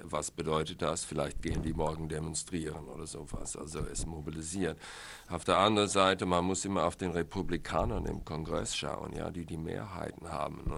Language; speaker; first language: German; non-native, fluent; English